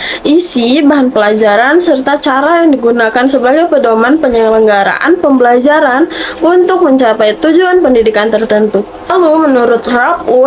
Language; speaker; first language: Indonesian; native; Indonesian